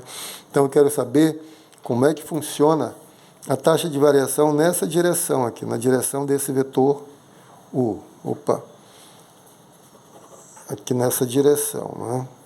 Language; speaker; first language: Portuguese; native; Portuguese